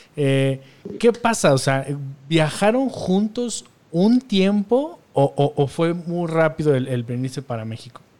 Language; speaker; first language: Spanish; native; Spanish